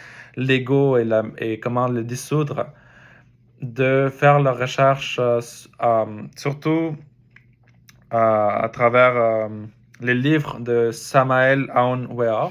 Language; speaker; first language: French; native; French